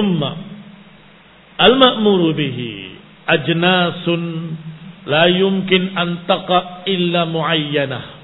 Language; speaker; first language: Arabic; non-native, fluent; Indonesian